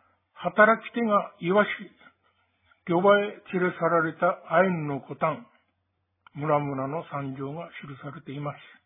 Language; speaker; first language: Japanese; native; Japanese